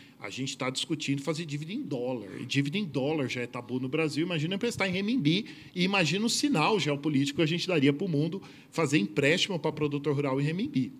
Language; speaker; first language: Portuguese; native; Portuguese